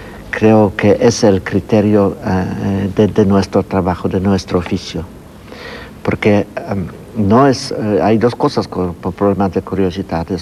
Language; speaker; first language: Spanish; non-native, fluent; Polish